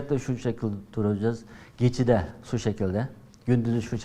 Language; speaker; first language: Turkish; non-native, learner; Uyghur